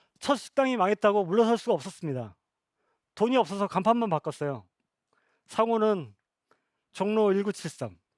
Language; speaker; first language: Korean; native; Korean